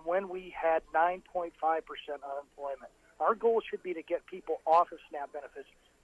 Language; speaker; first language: English; native; English